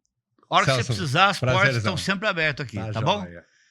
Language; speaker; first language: Portuguese; native; Portuguese